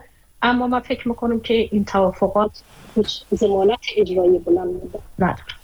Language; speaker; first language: Persian; native; Persian